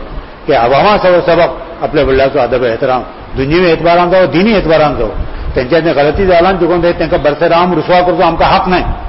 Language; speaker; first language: Marathi; non-native, local second language; Urdu